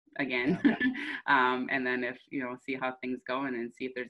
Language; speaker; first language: English; native; English